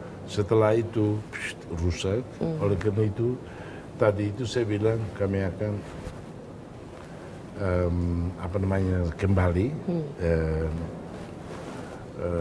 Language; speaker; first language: Indonesian; non-native, fluent; Tetum